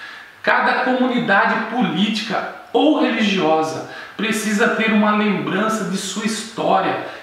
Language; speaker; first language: Portuguese; native; Portuguese